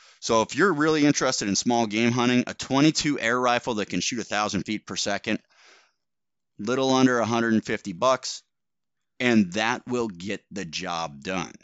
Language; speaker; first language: English; native; English